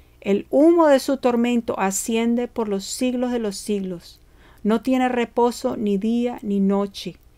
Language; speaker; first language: Spanish; early bilingual, heritage; Spanish